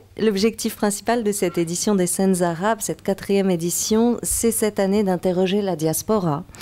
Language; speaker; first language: French; native; French